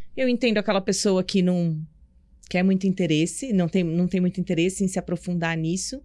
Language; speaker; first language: Portuguese; native; Portuguese